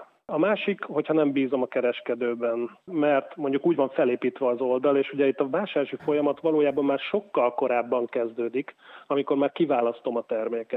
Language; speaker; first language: Hungarian; native; Hungarian